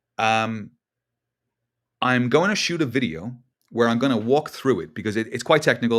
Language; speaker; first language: English; native; English